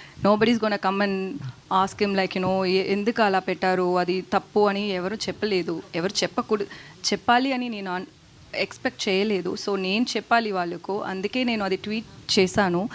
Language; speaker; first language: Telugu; non-native, learner; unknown